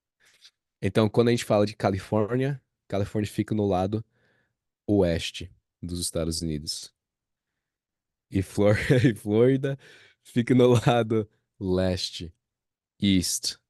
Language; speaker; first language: Portuguese; non-native, fluent; English